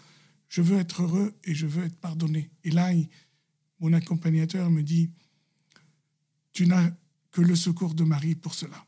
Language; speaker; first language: French; non-native, local second language; Arabic